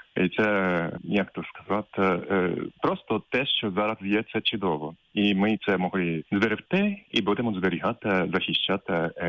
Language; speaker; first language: Ukrainian; non-native, fluent; Japanese